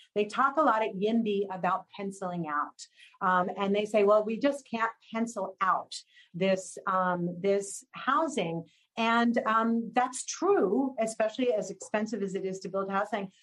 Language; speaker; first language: English; native; English